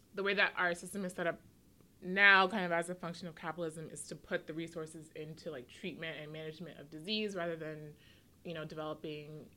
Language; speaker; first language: English; native; English